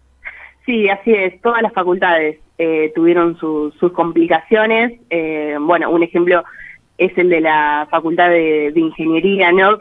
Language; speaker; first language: Spanish; native; Spanish